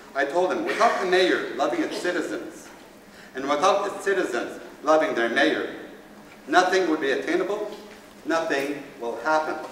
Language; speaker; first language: English; native; English